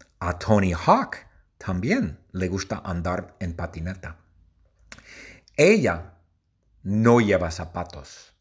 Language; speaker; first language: Spanish; non-native, learner; English